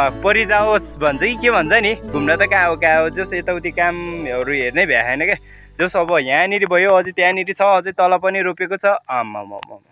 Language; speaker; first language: Nepali; non-native, local second language; Eastern Tamang